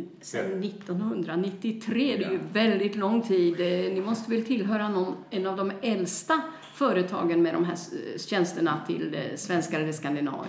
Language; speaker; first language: Swedish; native; Swedish